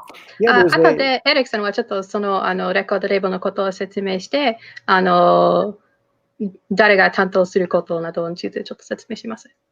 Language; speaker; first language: Japanese; non-native, fluent; English